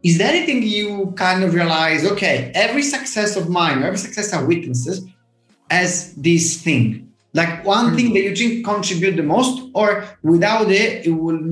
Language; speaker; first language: English; non-native, fluent; Italian